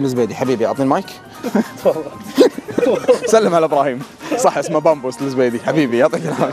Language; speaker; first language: Arabic; native; Arabic